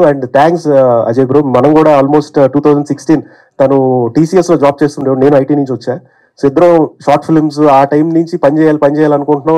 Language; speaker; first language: Telugu; native; Telugu